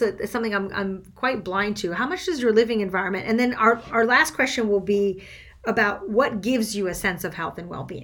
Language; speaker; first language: English; non-native, fluent; French